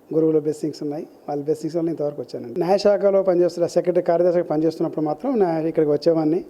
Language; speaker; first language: Telugu; native; Telugu